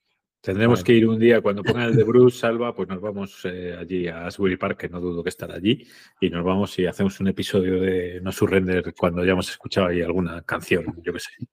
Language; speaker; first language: Spanish; native; Spanish